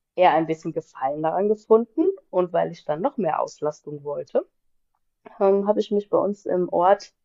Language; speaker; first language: German; native; German